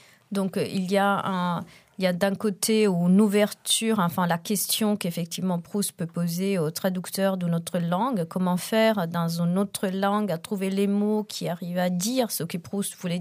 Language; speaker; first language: French; non-native, fluent; Italian